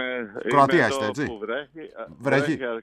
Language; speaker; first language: Greek; non-native, fluent; Croatian